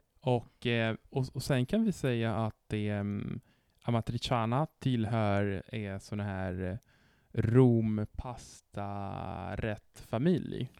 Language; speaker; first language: Swedish; non-native, fluent; Italian